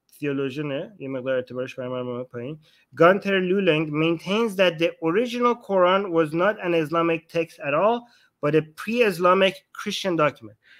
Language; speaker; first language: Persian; native; Persian